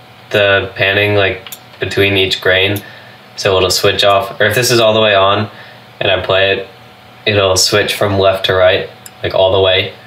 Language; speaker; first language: English; native; English